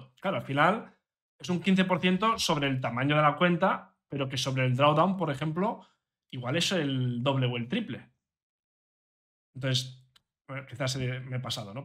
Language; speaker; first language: Spanish; native; Spanish